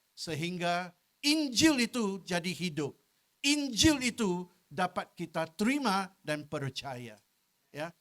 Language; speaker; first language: Malay; non-native, local second language; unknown